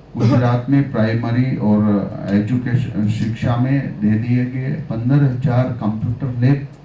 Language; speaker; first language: Hindi; non-native, local second language; Gujarati